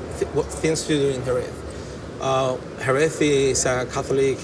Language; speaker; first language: English; non-native, fluent; Spanish